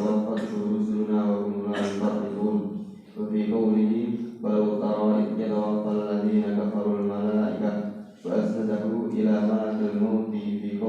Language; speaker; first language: Arabic; non-native, fluent; Indonesian